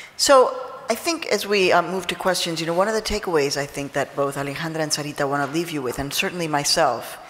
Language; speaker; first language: English; early bilingual, other home language; Spanish